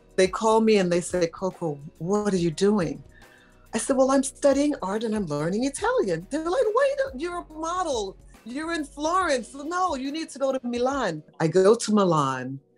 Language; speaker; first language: English; native; English